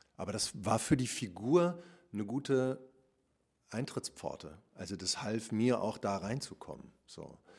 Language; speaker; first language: German; native; German